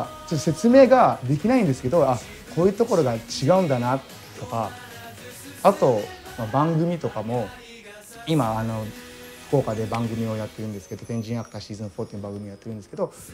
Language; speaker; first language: Japanese; early bilingual, other home language; Filipino